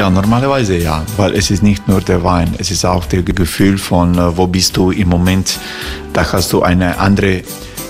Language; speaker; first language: German; non-native, fluent; Croatian